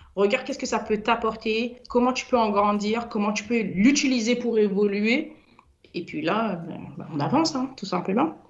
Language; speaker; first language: French; native; French